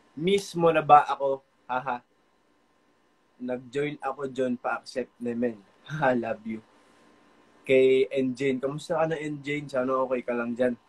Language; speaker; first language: Filipino; non-native, local second language; Pampanga